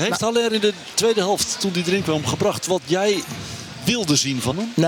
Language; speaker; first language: Dutch; native; Dutch